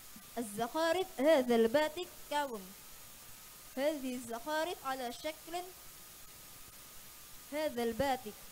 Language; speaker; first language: Arabic; non-native, learner; Indonesian